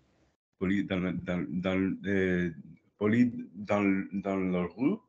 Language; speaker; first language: French; non-native, learner; Spanish